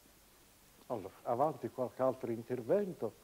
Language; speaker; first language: Italian; native; Italian